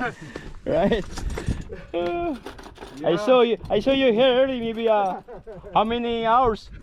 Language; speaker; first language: English; non-native, learner; Filipino